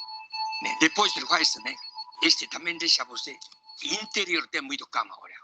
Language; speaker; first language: Portuguese; non-native, learner; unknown